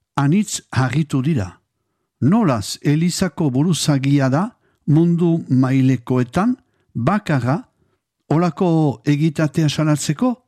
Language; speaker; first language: Basque; native; Basque